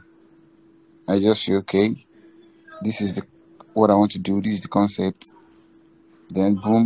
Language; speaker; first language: English; non-native, local second language; Yoruba